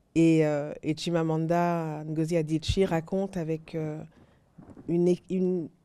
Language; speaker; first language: French; native; French